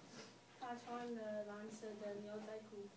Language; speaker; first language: Chinese; non-native, learner; English